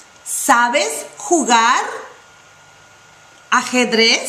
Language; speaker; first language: Spanish; non-native, fluent; English